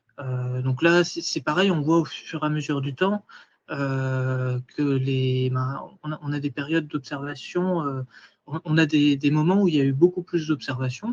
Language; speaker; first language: French; native; French